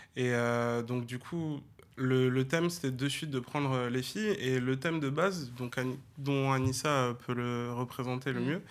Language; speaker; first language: French; native; French